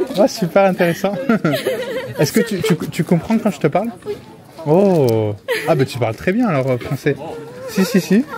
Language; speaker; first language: French; native; French